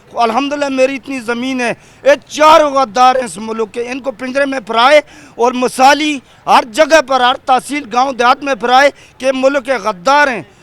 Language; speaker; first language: Urdu; non-native, local second language; Pashto